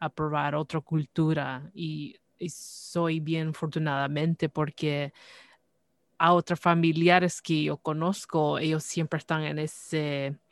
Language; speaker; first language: Spanish; early bilingual, heritage; Spanish